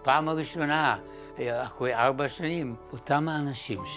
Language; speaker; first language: Hebrew; non-native, fluent; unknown